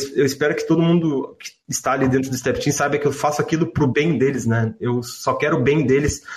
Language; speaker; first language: Portuguese; native; Portuguese